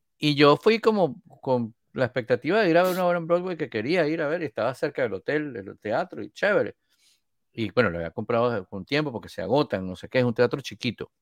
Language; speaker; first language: Spanish; native; Spanish